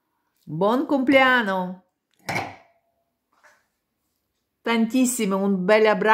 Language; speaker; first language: Italian; non-native, fluent; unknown